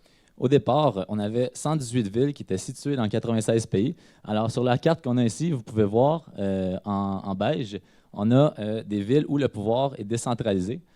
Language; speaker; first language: French; native; French